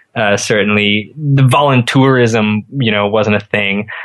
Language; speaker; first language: English; native; English